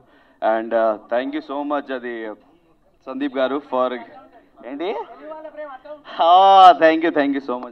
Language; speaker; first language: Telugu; non-native, learner; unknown